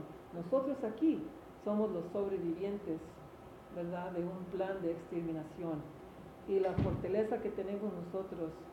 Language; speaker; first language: Spanish; early bilingual, heritage; English